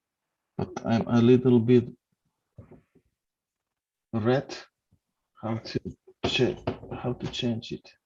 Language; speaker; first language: English; non-native, fluent; Polish